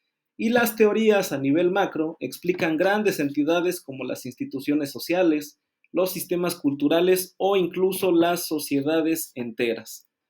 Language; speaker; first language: Spanish; native; Spanish